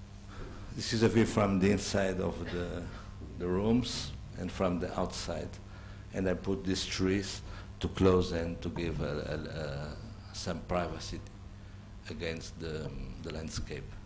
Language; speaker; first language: English; non-native, learner; Portuguese